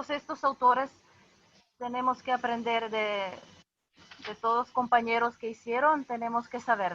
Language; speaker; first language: Spanish; non-native, fluent; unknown